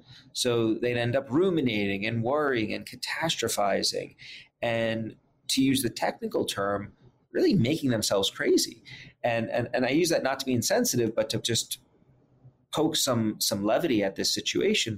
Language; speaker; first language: English; native; English